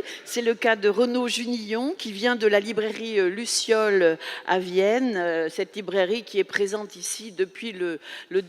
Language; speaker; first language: French; native; French